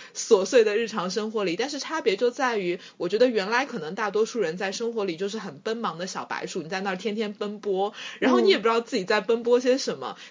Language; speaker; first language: Chinese; native; Chinese